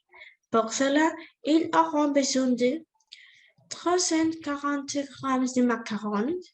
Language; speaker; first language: French; non-native, learner; Spanish